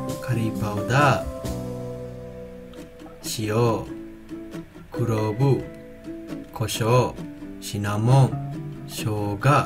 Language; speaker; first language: Japanese; non-native, learner; Sinhala